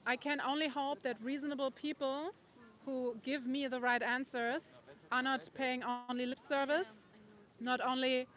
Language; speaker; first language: English; non-native, fluent; German